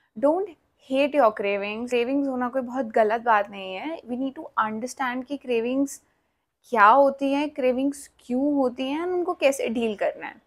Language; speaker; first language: Hindi; native; Hindi